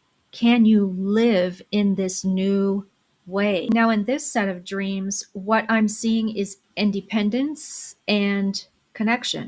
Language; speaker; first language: English; native; English